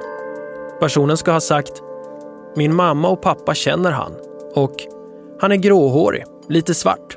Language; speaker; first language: Swedish; native; Swedish